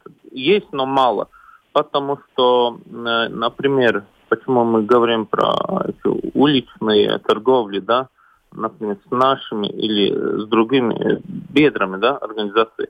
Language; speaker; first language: Russian; non-native, local second language; Latvian